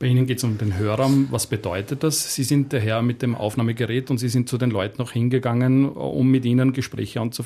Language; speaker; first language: German; native; German